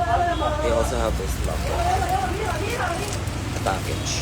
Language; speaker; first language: English; non-native, local second language; Filipino